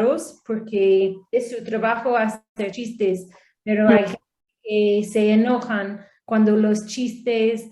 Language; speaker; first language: Spanish; non-native, learner; English